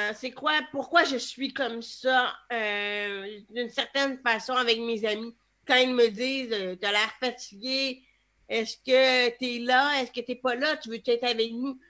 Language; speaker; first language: French; native; French